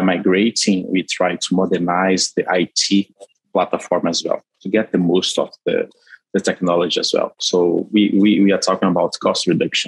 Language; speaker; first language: English; non-native, fluent; Portuguese